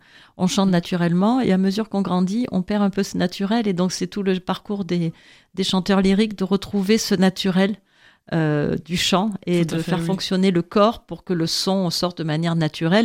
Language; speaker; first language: French; native; French